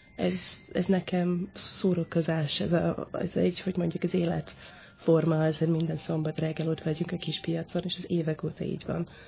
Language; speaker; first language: Hungarian; non-native, fluent; English